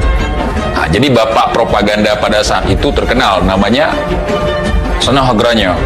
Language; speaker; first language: Indonesian; native; Indonesian